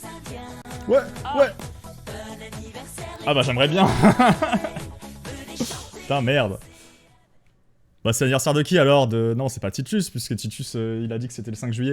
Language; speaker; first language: French; native; French